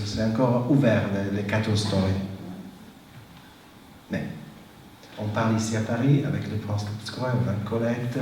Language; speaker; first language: French; non-native, fluent; Italian